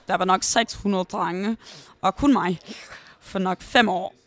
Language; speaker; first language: Danish; early bilingual, heritage; Danish